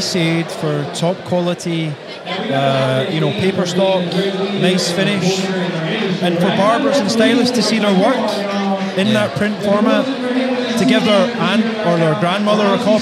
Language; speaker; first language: English; native; English